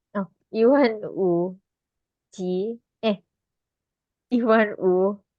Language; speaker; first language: Chinese; non-native, learner; Indonesian